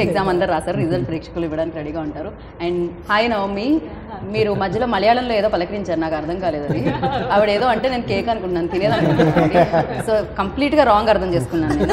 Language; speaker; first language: Telugu; native; Telugu